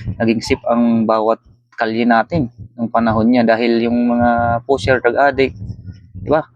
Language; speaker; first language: Filipino; non-native, local second language; Waray